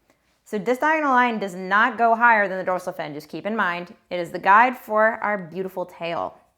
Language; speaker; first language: English; native; English